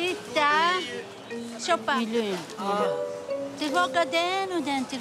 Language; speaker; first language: Swedish; non-native, learner; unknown